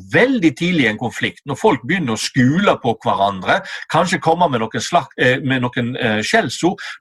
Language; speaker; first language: Norwegian; native; Norwegian